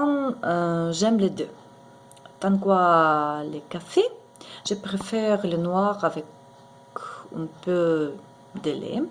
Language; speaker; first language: French; non-native, learner; Ukrainian